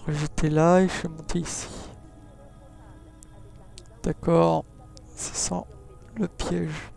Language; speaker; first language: French; native; French